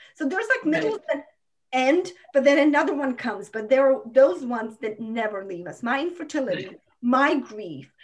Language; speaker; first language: English; non-native, fluent; Croatian